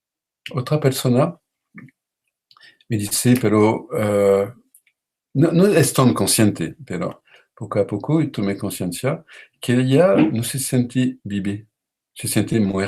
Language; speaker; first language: Spanish; non-native, learner; French